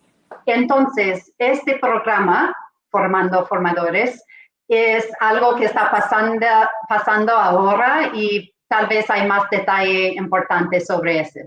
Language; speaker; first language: Spanish; non-native, fluent; English